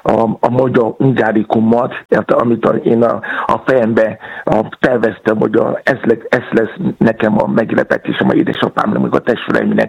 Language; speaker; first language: Hungarian; non-native, learner; Yoruba